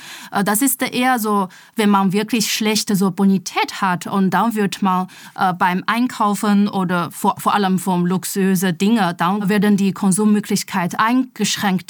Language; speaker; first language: German; non-native, fluent; Chinese